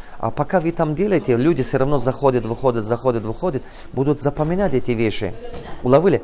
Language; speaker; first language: Russian; non-native, local second language; Tajik